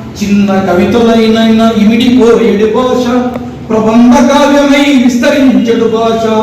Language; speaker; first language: Telugu; native; Telugu